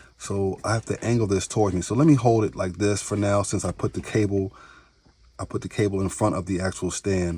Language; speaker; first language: English; native; English